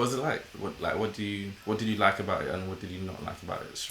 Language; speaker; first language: English; native; English